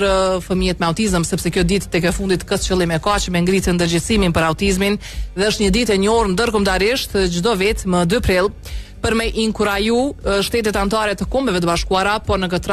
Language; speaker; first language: Albanian; native; Albanian